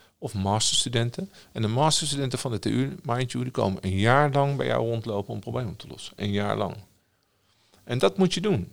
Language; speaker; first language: Dutch; native; Dutch